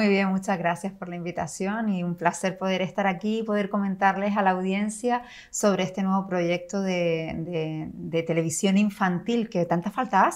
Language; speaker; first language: Spanish; native; Spanish